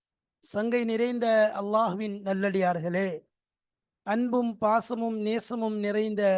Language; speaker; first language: Tamil; native; Tamil